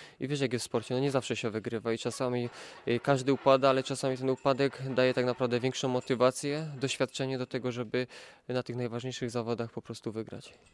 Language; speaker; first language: Polish; native; Polish